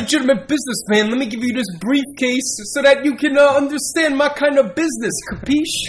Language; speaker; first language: English; native; English